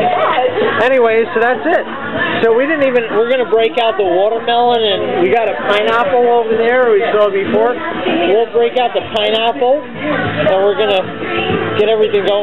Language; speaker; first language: English; native; English